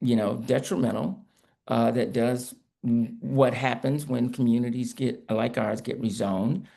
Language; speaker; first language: English; native; English